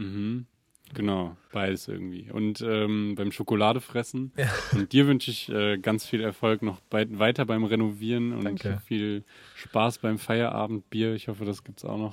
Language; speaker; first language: German; native; German